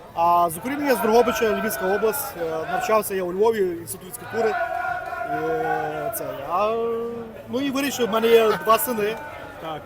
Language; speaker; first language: Ukrainian; native; Ukrainian